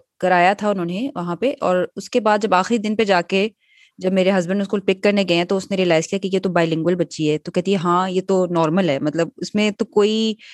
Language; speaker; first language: Urdu; native; Urdu